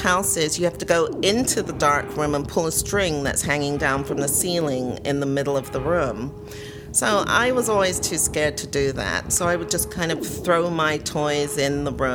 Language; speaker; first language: English; native; English